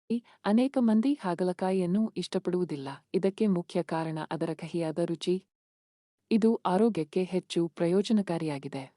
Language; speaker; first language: Kannada; native; Kannada